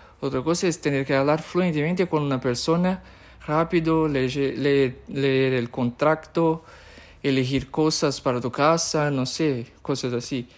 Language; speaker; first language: Spanish; non-native, fluent; Portuguese